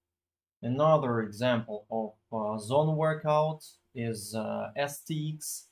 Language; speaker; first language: English; non-native, fluent; Russian